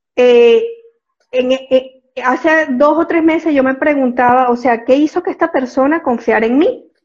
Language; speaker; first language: Spanish; native; Spanish